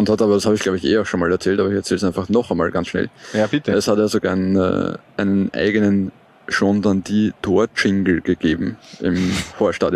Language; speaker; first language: German; native; German